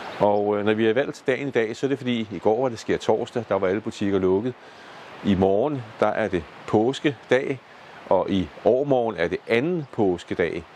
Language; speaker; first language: Danish; native; Danish